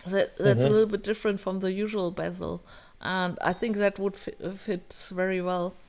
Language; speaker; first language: English; non-native, fluent; German